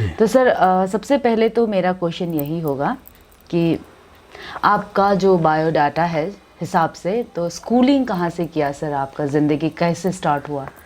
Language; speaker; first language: Hindi; non-native, local second language; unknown